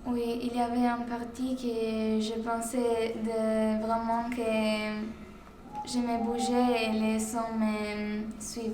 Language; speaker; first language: French; non-native, fluent; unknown